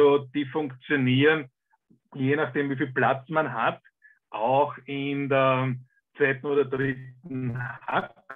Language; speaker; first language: German; native; German